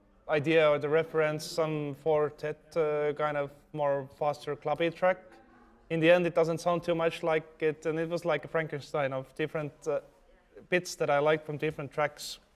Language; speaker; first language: English; non-native, fluent; Estonian